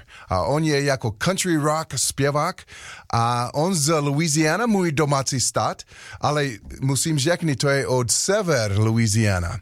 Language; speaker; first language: Czech; non-native, learner; English